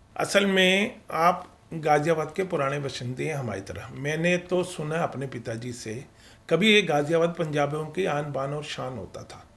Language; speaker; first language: Hindi; non-native, local second language; Punjabi